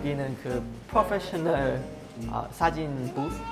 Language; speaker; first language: Korean; non-native, learner; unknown